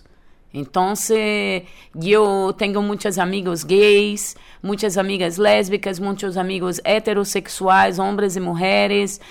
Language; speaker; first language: Spanish; non-native, learner; Portuguese